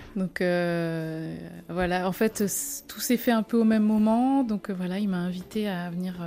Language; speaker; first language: French; native; French